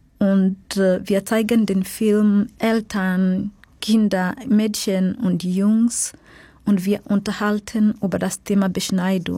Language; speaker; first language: German; non-native, fluent; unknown